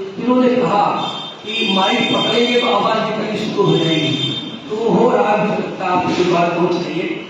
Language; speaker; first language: Hindi; non-native, local second language; Bhojpuri